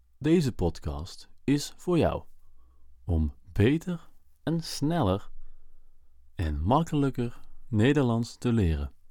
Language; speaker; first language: Dutch; native; Dutch